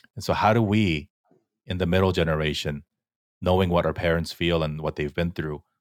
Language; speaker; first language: English; early bilingual, other home language; Korean